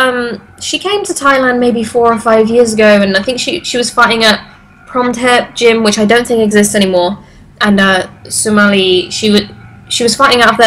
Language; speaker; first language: English; native; English